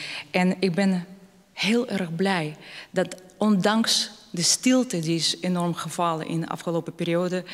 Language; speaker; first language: Dutch; non-native, fluent; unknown